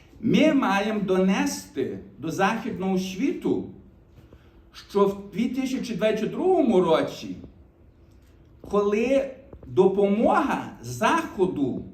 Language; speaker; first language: Ukrainian; early bilingual, heritage; Ukrainian